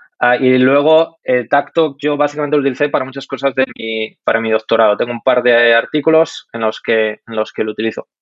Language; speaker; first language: Spanish; native; Spanish